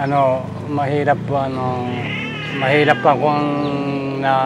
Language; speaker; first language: Filipino; non-native, learner; Japanese